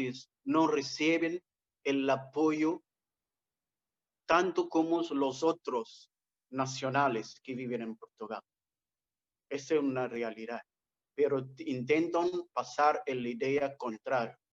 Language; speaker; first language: Spanish; non-native, fluent; Portuguese